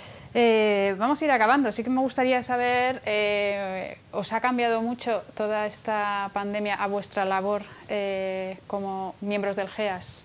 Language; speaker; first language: Spanish; native; Spanish